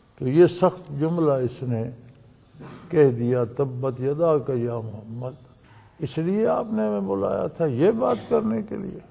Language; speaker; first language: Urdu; non-native, local second language; Punjabi